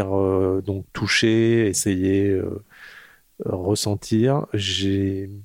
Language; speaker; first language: French; native; French